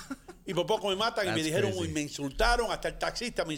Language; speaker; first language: Spanish; native; Spanish